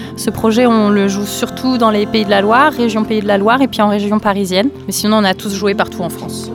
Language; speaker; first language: French; native; French